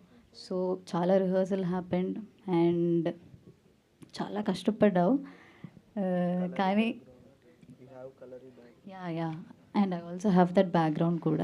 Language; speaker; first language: Telugu; non-native, learner; Malayalam